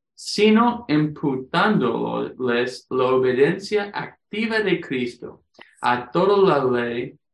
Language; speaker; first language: Spanish; non-native, fluent; English